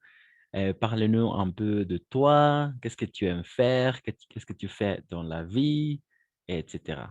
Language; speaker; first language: French; non-native, fluent; Spanish